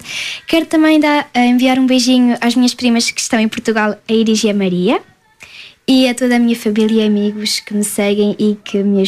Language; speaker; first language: Portuguese; early bilingual, heritage; French